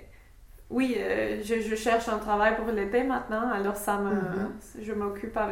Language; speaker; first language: French; non-native, fluent; English